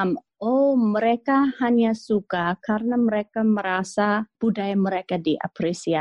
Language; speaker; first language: Indonesian; non-native, fluent; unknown